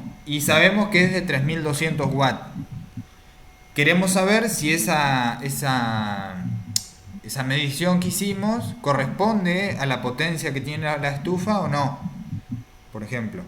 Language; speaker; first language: Spanish; native; Spanish